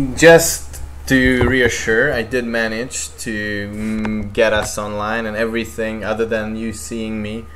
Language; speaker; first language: English; non-native, fluent; Hungarian